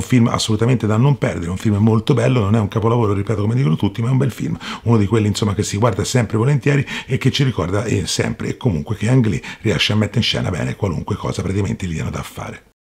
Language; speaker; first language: Italian; native; Italian